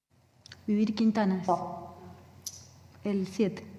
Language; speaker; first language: Spanish; native; Spanish